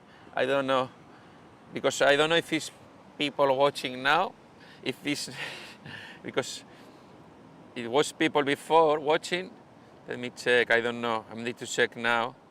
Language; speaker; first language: English; non-native, fluent; Spanish